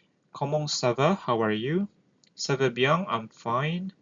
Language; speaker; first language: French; non-native, learner; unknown